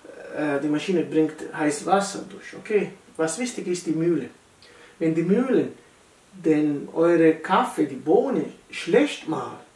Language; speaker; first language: German; non-native, learner; Italian